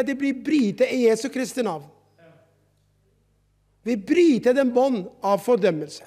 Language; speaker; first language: Norwegian; non-native, fluent; Arabic